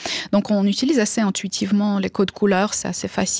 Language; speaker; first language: French; non-native, fluent; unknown